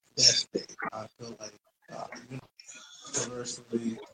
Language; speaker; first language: English; native; English